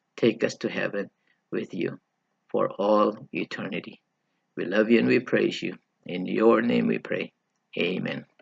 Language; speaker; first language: English; non-native, local second language; Filipino